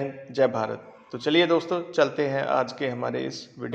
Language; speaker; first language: Hindi; native; Hindi